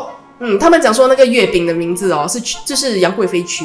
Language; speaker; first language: Chinese; native; Chinese